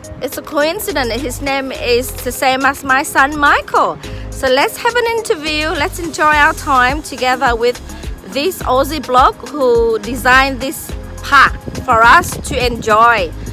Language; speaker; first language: English; non-native, fluent; Vietnamese